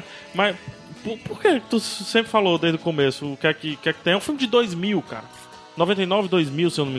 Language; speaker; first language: Portuguese; native; Portuguese